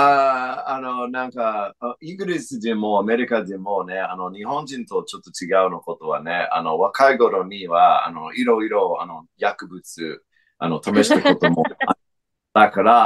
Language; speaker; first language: Japanese; non-native, fluent; English